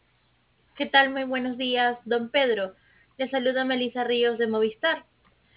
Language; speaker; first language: Spanish; native; Spanish